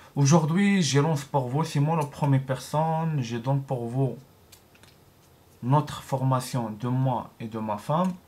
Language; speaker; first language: French; non-native, learner; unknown